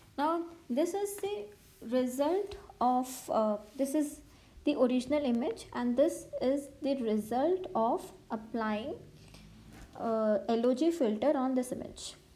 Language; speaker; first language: English; non-native, local second language; Hindi